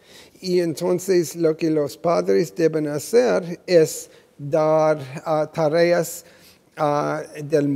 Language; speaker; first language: Spanish; non-native, fluent; English